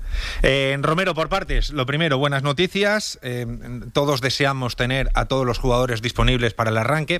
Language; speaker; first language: Spanish; native; Spanish